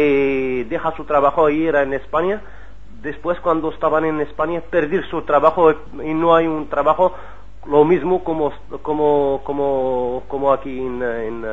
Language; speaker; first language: Spanish; non-native, learner; Arabic